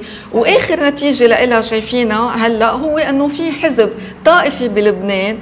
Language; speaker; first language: Arabic; native; Arabic